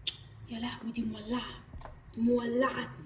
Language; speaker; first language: Arabic; native; Arabic